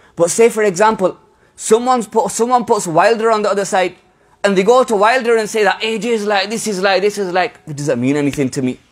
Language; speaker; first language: English; early bilingual, other home language; Urdu